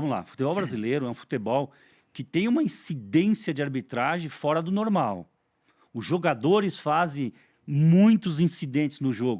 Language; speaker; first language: Portuguese; native; Portuguese